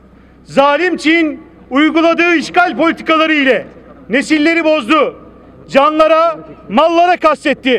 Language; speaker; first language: Turkish; native; Turkish